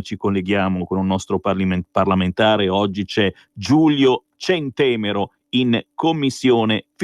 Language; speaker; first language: Italian; native; Italian